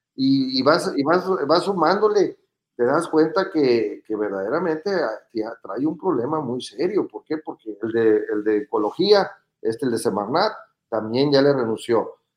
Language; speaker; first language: Spanish; native; Spanish